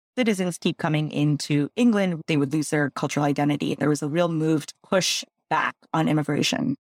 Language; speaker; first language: English; early bilingual, other home language; Gujarati